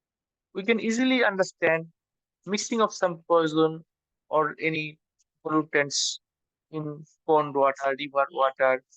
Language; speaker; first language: English; non-native, local second language; Bangla